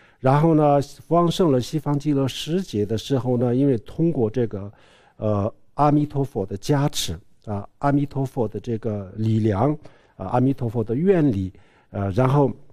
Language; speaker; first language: Chinese; non-native, local second language; Tibetan